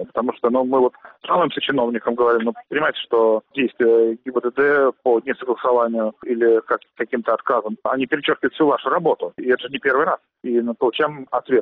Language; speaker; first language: Russian; native; Russian